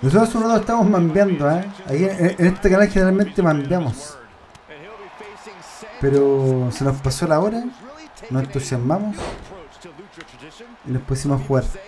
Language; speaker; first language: Spanish; native; Spanish